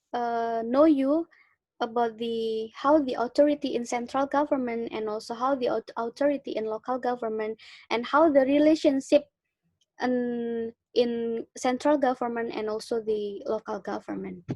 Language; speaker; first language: English; non-native, learner; Indonesian